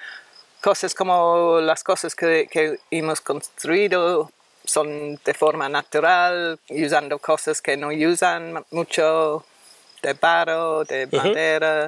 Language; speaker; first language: Spanish; non-native, fluent; English